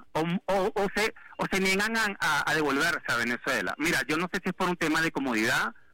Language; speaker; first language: Spanish; native; Spanish